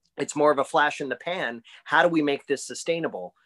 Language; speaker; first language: English; native; English